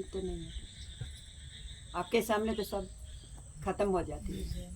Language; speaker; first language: Hindi; non-native, local second language; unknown